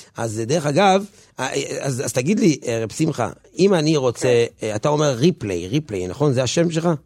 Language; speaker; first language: Hebrew; native; Hebrew